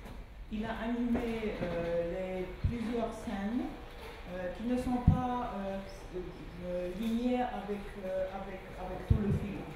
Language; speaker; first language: French; non-native, fluent; Polish